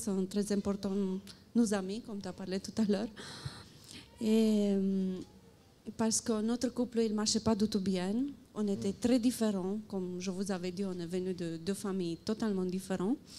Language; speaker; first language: French; non-native, fluent; Romanian